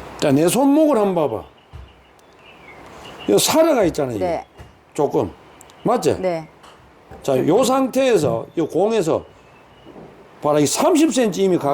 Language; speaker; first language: Korean; native; Korean